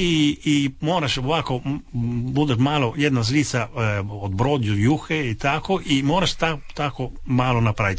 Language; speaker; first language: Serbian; non-native, local second language; Italian